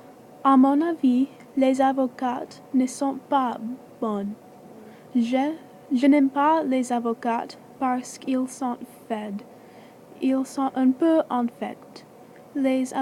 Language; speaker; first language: French; non-native, learner; English